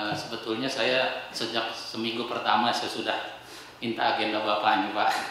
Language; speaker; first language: Indonesian; native; Indonesian